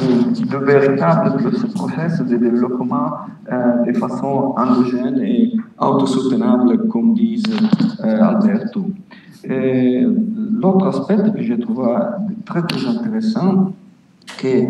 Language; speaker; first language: French; non-native, fluent; Italian